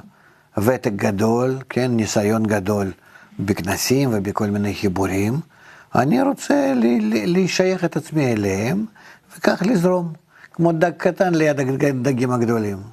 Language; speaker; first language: Hebrew; non-native, fluent; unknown